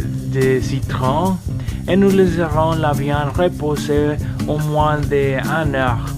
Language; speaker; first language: French; non-native, learner; Spanish